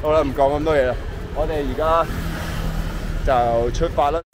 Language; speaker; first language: Cantonese; native; Cantonese